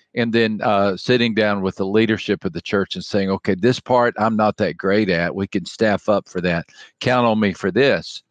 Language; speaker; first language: English; native; English